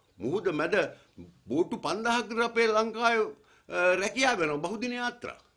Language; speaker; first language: Sinhala; native; Sinhala